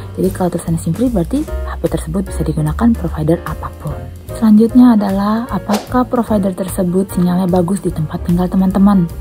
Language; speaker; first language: Indonesian; native; Indonesian